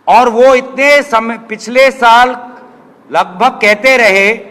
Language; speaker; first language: Hindi; non-native, local second language; Assamese